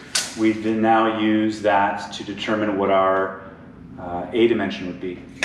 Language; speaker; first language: English; native; English